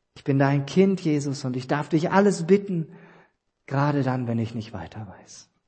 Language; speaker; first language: German; native; German